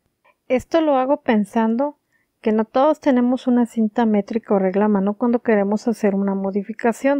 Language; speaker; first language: Spanish; native; Spanish